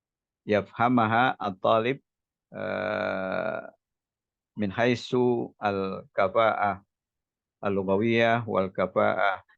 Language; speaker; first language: Arabic; non-native, fluent; Indonesian